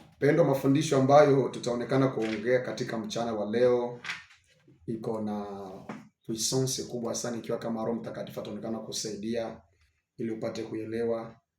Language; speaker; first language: Swahili; native; Swahili